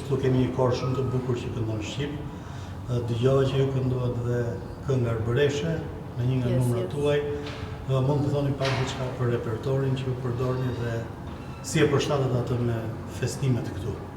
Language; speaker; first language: Albanian; native; Albanian